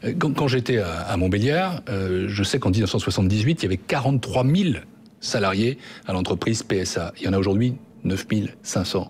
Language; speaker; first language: French; native; French